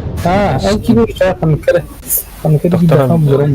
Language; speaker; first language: Russian; non-native, local second language; Yakut